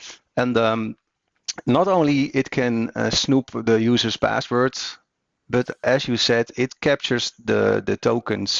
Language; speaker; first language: English; non-native, fluent; Dutch